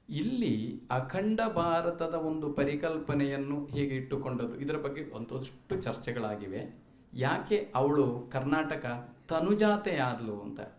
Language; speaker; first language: Kannada; non-native, local second language; Malayalam